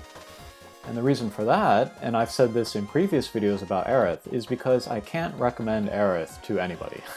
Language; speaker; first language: English; native; English